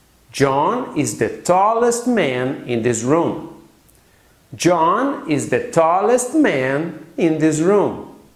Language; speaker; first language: English; non-native, fluent; Portuguese